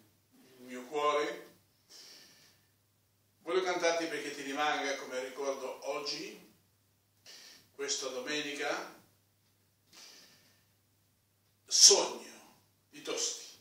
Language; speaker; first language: Italian; non-native, fluent; Spanish